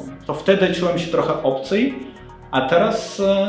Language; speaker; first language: Polish; non-native, fluent; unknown